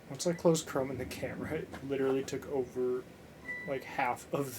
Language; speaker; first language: English; native; English